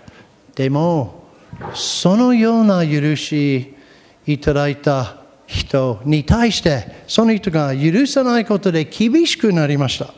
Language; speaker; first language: Japanese; non-native, fluent; English